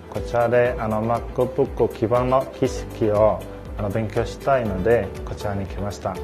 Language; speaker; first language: Japanese; non-native, fluent; Chinese